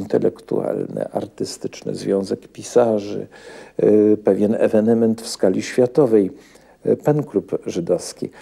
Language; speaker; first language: Polish; native; Polish